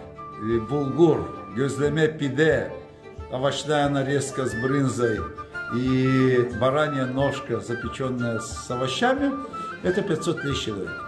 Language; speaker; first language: Russian; non-native, local second language; Gagauz